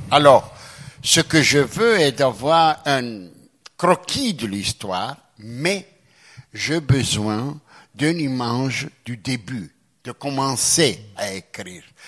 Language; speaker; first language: French; non-native, fluent; Greek